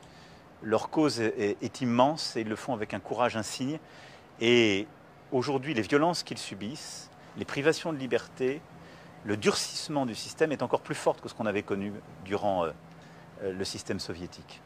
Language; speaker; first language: French; native; French